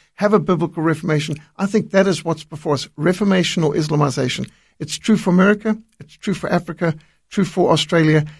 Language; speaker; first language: English; native; English